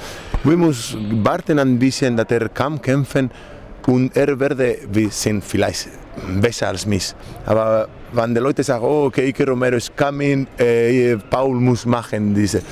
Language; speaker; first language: German; non-native, learner; Spanish